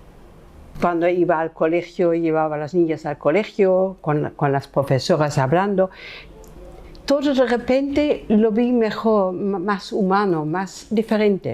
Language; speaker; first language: Spanish; non-native, fluent; German